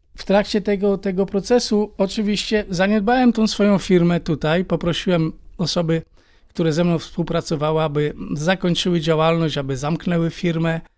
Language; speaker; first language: Polish; native; Polish